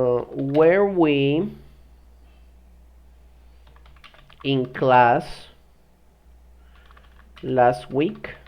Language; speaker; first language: English; non-native, fluent; Spanish